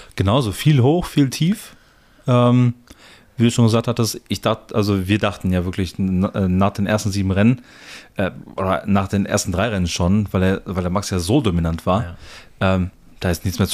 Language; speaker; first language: German; native; German